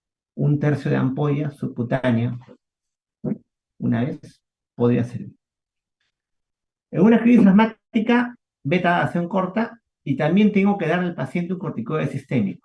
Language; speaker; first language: Spanish; native; Spanish